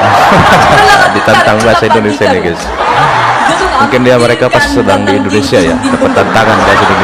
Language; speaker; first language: Indonesian; native; Indonesian